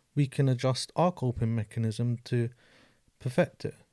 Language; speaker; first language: English; native; English